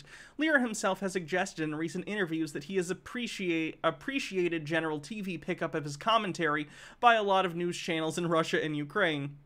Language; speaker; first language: English; native; English